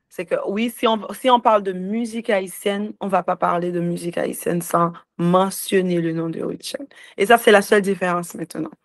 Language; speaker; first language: French; native; French